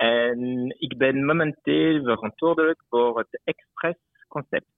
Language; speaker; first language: Dutch; non-native, local second language; French